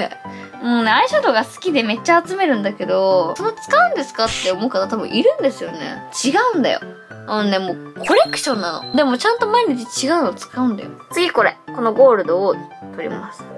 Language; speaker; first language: Japanese; native; Japanese